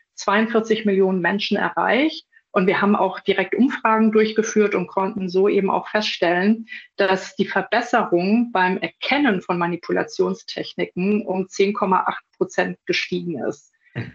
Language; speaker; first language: German; native; German